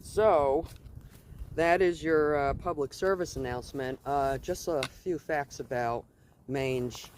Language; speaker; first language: English; native; English